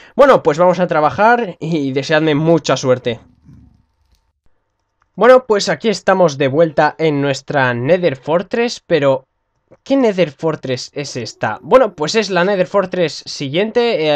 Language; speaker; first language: Spanish; native; Spanish